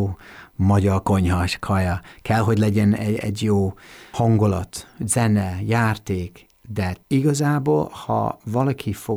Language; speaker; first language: Hungarian; non-native, fluent; English